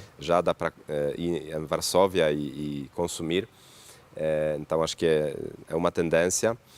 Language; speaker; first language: Portuguese; non-native, fluent; Polish